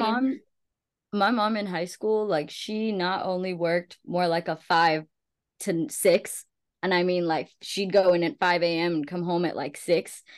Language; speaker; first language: English; early bilingual, other home language; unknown